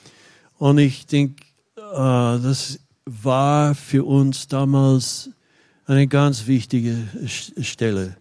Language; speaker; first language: German; non-native, fluent; English